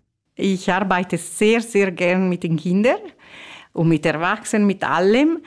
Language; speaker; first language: German; non-native, fluent; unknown